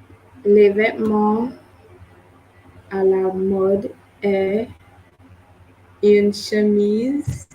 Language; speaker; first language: French; non-native, learner; English